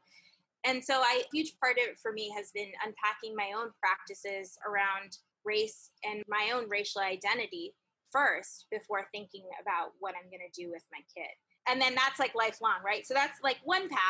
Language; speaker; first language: English; native; English